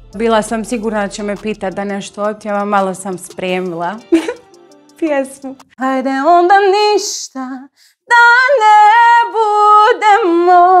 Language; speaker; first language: Serbian; early bilingual, heritage; Bosnian